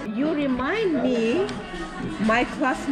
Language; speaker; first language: English; non-native, fluent; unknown